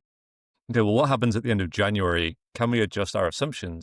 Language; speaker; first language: English; native; English